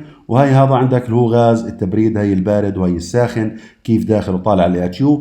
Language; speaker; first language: Arabic; native; Arabic